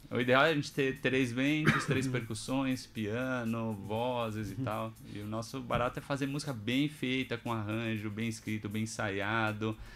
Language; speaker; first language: Portuguese; native; Portuguese